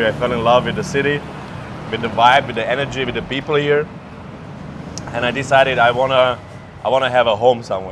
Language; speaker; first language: English; non-native, fluent; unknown